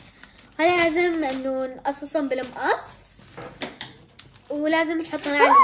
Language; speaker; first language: Arabic; native; Arabic